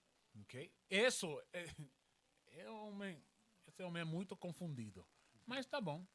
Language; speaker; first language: Portuguese; non-native, learner; Spanish